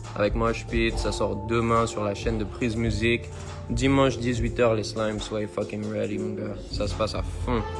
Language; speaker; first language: French; native; French